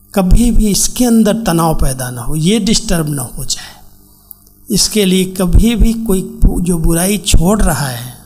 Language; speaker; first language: Hindi; native; Hindi